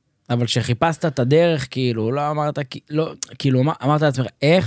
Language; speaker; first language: Hebrew; native; Hebrew